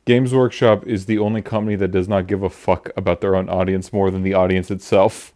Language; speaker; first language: English; native; English